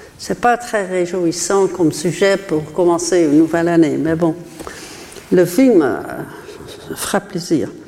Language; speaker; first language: French; non-native, fluent; Dutch